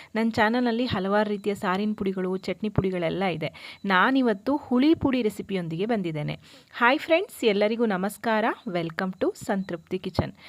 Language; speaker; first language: Kannada; native; Kannada